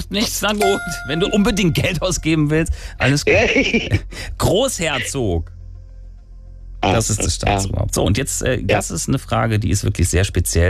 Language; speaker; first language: German; native; German